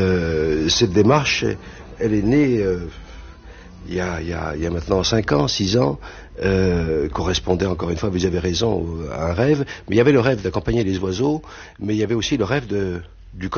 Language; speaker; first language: French; native; French